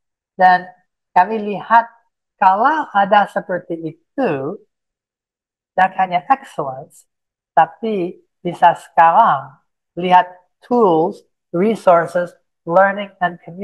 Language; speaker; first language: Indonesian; non-native, fluent; English